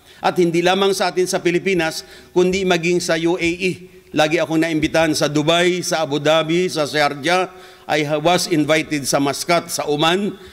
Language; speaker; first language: Filipino; non-native, local second language; Hiligaynon